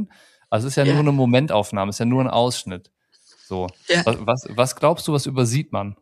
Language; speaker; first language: German; native; German